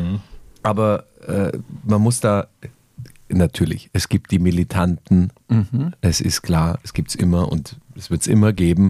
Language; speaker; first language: German; native; German